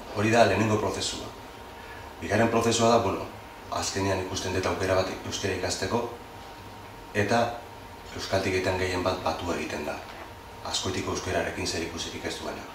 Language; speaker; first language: Basque; non-native, local second language; Spanish